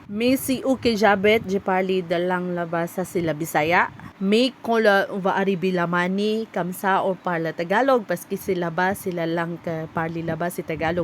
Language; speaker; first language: French; non-native, learner; Cebuano